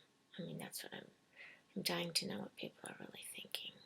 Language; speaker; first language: English; native; English